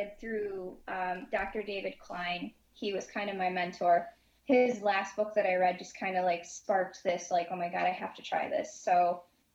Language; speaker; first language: English; native; English